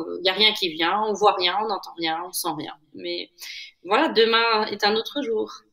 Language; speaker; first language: French; native; French